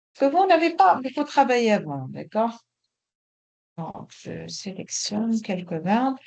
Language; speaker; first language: French; non-native, local second language; Arabic